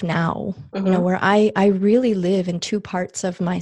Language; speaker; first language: English; native; English